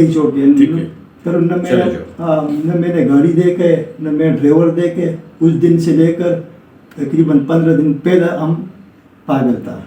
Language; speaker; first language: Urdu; non-native, local second language; Pashto